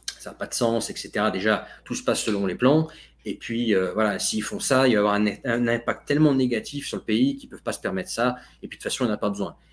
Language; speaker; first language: French; native; French